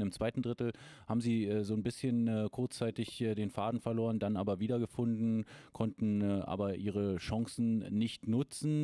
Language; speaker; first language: German; native; German